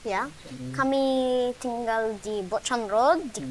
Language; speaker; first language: Indonesian; non-native, learner; English